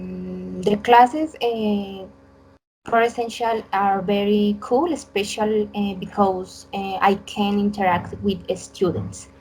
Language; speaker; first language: English; non-native, learner; Spanish